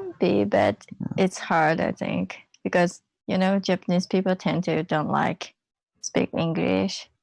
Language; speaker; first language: English; non-native, learner; Japanese